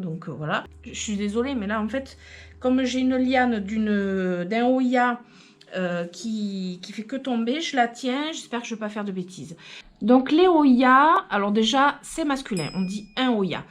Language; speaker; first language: French; native; French